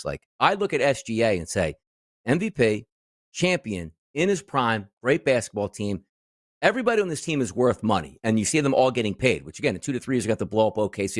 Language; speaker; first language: English; native; English